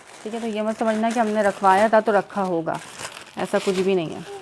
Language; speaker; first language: Urdu; native; Urdu